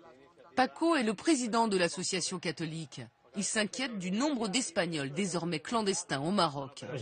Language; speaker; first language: French; native; French